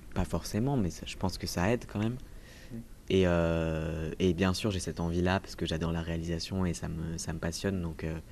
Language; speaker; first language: French; native; French